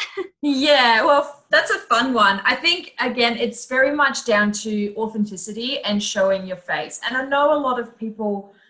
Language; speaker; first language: English; non-native, fluent; Dutch